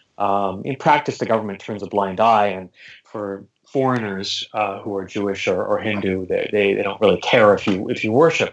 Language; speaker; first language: English; native; English